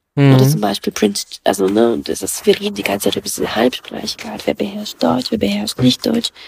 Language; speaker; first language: German; early bilingual, other home language; Russian